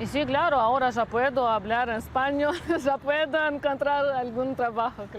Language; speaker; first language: Spanish; non-native, learner; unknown